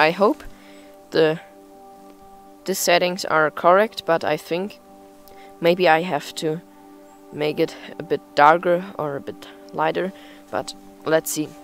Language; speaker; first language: English; non-native, fluent; German